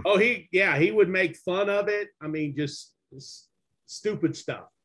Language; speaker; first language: English; native; English